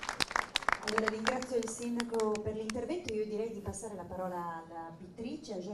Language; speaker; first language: Italian; native; Italian